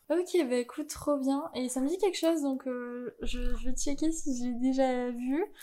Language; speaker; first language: French; native; French